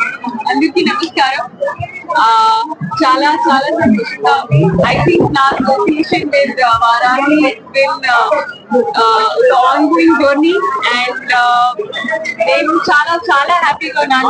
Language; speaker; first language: Telugu; non-native, local second language; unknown